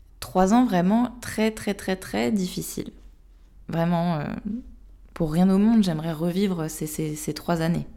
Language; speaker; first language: French; native; French